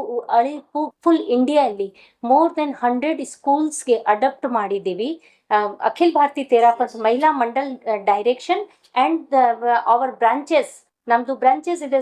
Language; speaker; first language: Kannada; non-native, local second language; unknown